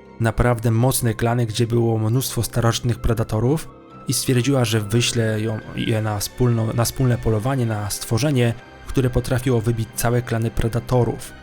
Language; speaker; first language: Polish; native; Polish